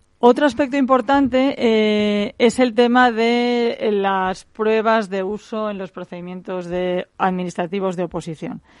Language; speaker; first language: Spanish; native; Spanish